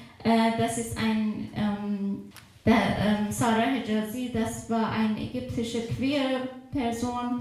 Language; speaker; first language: German; non-native, fluent; Persian